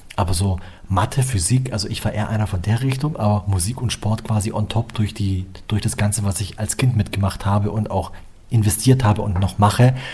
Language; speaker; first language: German; native; German